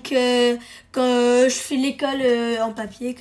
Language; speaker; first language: French; early bilingual, heritage; French